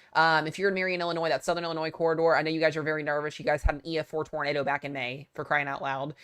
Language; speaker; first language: English; native; English